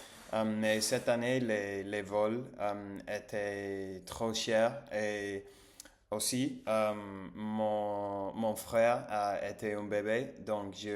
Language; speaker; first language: French; non-native, learner; English